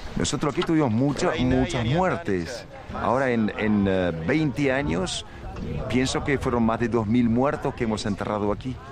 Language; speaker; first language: Spanish; native; Spanish